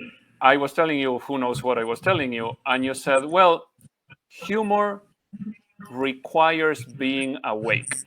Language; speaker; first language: English; non-native, fluent; Spanish